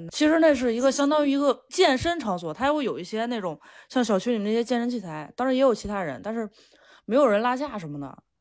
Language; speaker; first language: Chinese; native; Chinese